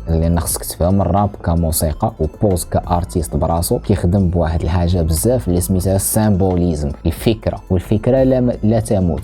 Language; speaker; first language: Arabic; native; Arabic